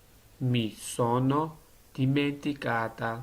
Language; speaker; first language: Italian; non-native, learner; Georgian